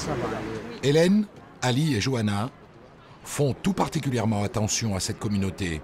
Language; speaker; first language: French; native; French